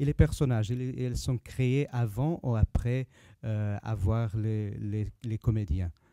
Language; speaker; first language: French; non-native, learner; Portuguese